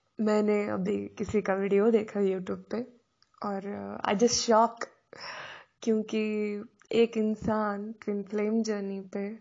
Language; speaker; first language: Hindi; non-native, local second language; Marathi